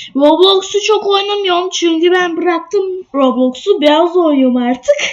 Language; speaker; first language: Turkish; early bilingual, other home language; English